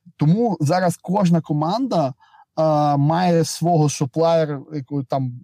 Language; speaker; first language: Ukrainian; native; Ukrainian